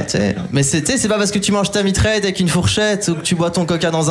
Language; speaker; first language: French; native; French